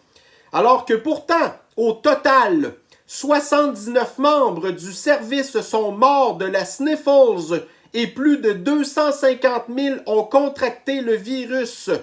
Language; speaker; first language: French; native; French